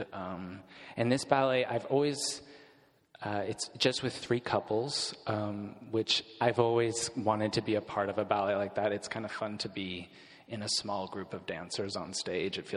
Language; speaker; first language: English; native; English